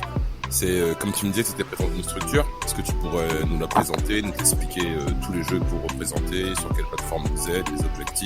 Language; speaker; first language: French; native; French